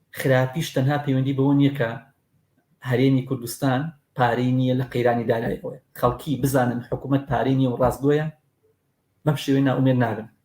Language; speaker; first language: Central Kurdish; native; Central Kurdish